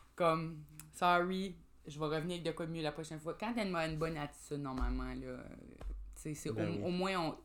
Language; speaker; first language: French; native; French